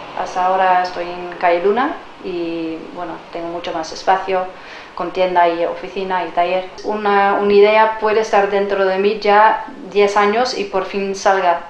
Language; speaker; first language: Spanish; non-native, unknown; Dutch